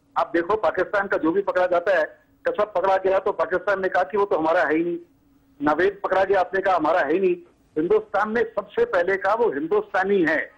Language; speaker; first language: Hindi; native; Hindi